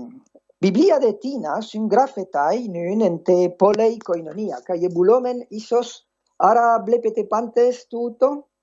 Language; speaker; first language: Greek; non-native, fluent; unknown